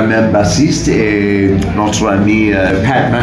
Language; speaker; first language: French; non-native, learner; English